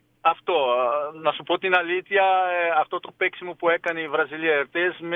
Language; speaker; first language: Greek; non-native, fluent; Portuguese